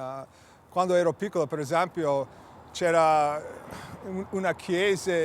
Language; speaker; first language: Italian; early bilingual, heritage; English